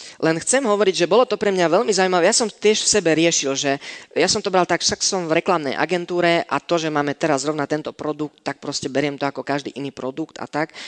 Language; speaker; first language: Slovak; non-native, fluent; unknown